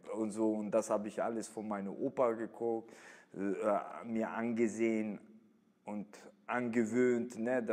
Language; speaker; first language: German; early bilingual, other home language; Italian